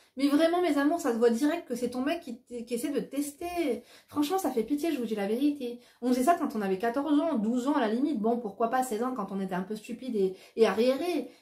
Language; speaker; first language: French; native; French